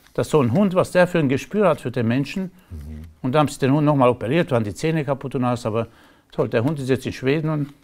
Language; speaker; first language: German; non-native, fluent; Romanian